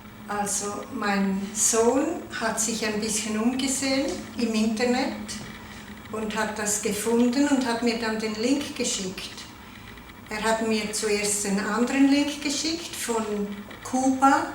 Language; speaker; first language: German; non-native, local second language; Italian